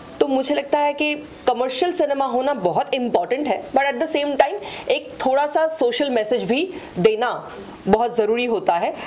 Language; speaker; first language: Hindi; non-native, local second language; Kannada